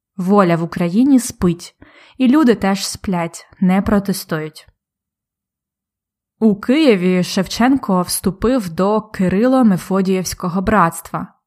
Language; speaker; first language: Ukrainian; native; Ukrainian